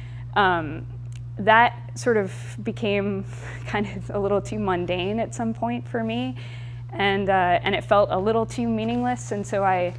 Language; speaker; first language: English; native; English